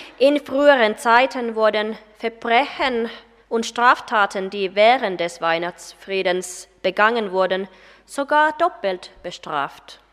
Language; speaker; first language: German; non-native, fluent; Finnish